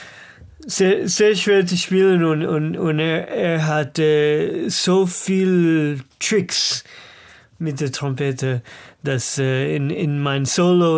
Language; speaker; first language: German; non-native, learner; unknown